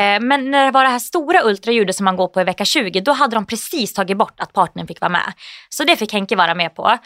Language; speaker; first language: Swedish; native; Swedish